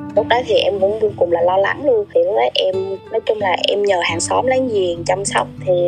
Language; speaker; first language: Vietnamese; native; Vietnamese